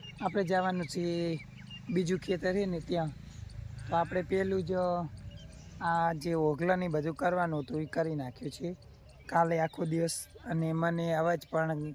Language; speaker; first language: Gujarati; native; Gujarati